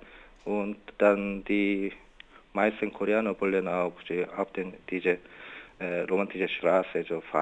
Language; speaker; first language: German; non-native, learner; Korean